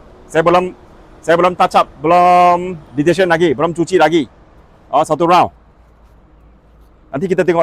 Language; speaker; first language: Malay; non-native, local second language; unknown